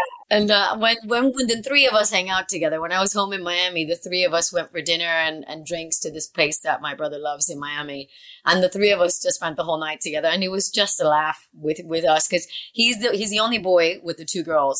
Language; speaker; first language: English; early bilingual, other home language; Spanish